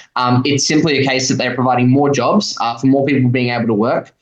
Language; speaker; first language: English; native; English